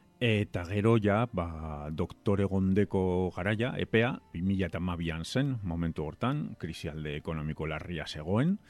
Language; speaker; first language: Basque; non-native, local second language; Spanish